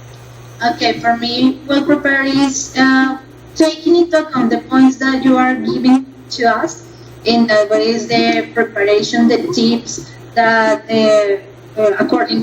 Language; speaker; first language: English; non-native, learner; Spanish